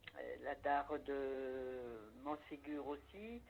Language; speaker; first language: French; native; French